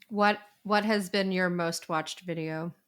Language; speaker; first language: English; native; English